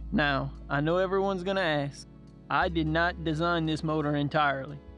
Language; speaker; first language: English; native; English